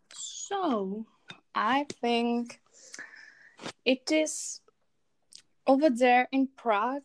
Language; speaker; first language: English; non-native, learner; Czech